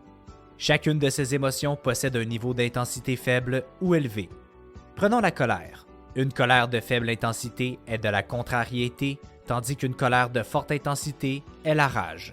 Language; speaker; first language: French; native; French